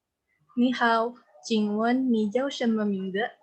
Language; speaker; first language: Chinese; non-native, learner; Indonesian